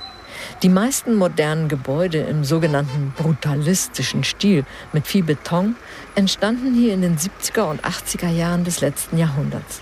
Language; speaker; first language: German; early bilingual, heritage; German